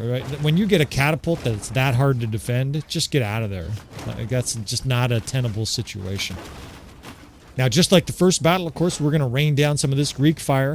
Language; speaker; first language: English; native; English